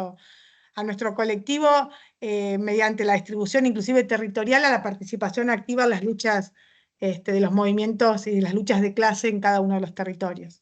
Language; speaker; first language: Spanish; native; Spanish